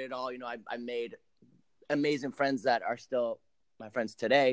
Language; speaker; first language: English; early bilingual, other home language; Spanish